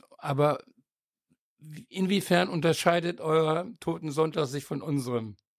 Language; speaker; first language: German; native; German